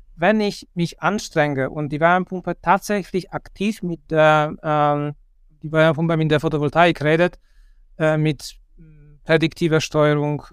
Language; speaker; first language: German; non-native, fluent; Polish